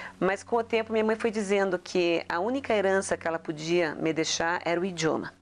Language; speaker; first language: Portuguese; early bilingual, other home language; Spanish